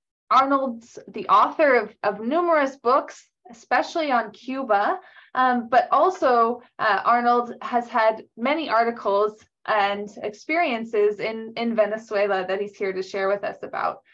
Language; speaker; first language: English; native; English